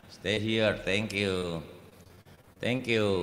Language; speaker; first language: English; non-native, learner; Indonesian